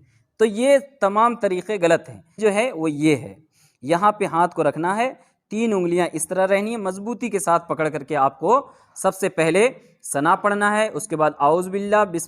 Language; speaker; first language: Urdu; native; Urdu